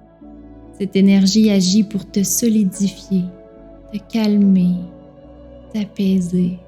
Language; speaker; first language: French; native; French